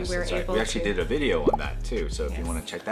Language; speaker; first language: English; native; English